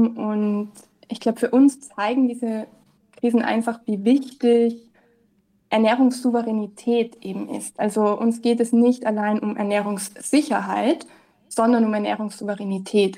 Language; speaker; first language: German; native; German